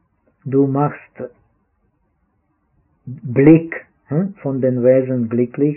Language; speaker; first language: German; non-native, fluent; Czech